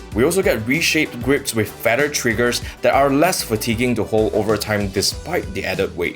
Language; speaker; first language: English; native; English